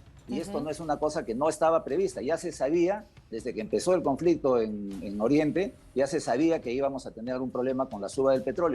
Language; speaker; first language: Spanish; native; Spanish